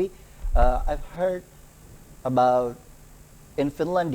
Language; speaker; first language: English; non-native, learner; Indonesian